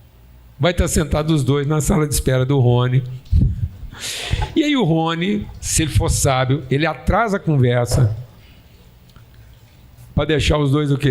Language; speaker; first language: Portuguese; native; Portuguese